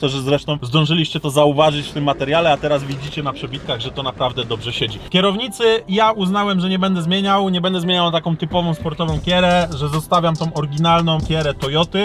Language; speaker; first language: Polish; native; Polish